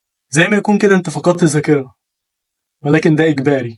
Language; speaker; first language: Arabic; native; Arabic